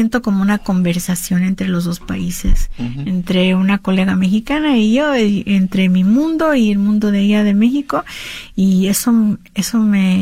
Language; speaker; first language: Spanish; early bilingual, heritage; Spanish